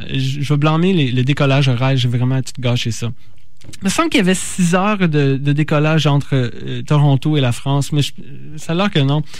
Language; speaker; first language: French; native; French